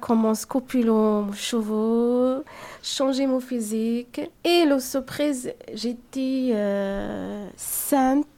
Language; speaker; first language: French; non-native, learner; Arabic